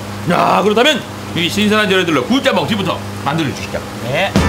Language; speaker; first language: Korean; native; Korean